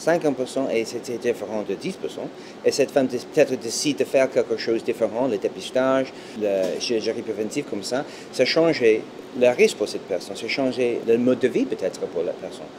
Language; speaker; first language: French; non-native, fluent; English